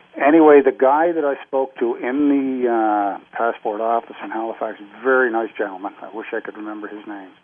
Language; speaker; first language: English; native; English